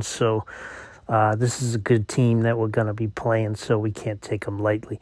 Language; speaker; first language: English; native; English